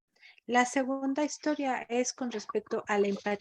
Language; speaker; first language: Spanish; native; Spanish